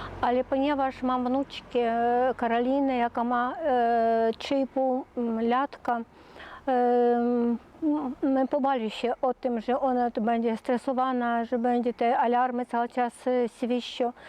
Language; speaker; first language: Polish; early bilingual, heritage; Polish